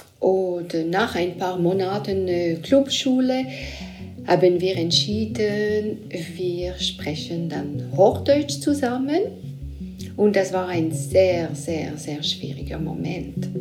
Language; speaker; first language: German; non-native, fluent; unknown